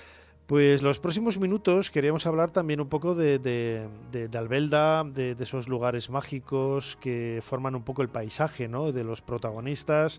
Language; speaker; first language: Spanish; native; Spanish